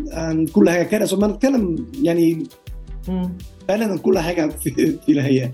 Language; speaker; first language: Arabic; non-native, learner; Dutch